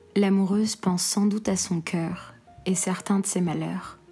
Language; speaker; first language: French; non-native, local second language; Arabic